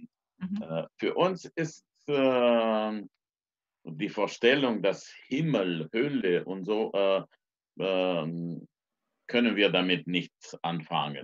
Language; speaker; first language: German; non-native, fluent; Romanian